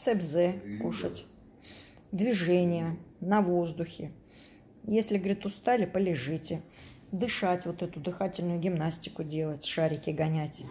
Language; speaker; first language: Russian; native; Russian